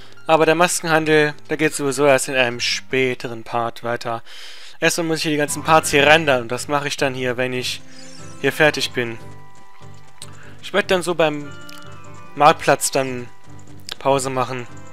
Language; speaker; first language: German; native; German